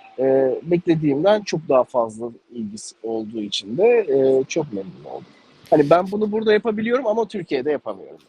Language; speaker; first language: Turkish; native; Turkish